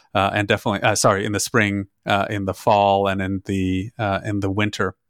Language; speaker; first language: English; non-native, fluent; German